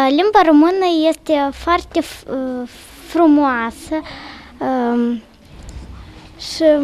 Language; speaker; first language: Romanian; non-native, local second language; Russian